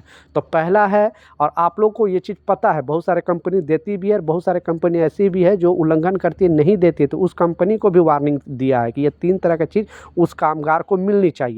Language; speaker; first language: Hindi; native; Hindi